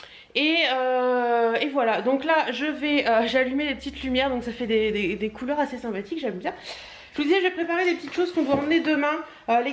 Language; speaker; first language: French; native; French